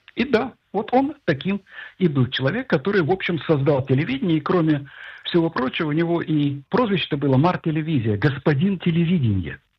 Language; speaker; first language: Russian; native; Russian